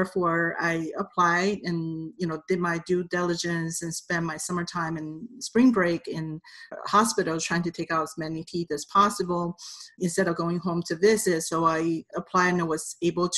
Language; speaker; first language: English; non-native, fluent; Chinese